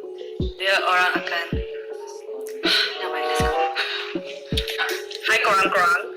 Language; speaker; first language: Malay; non-native, local second language; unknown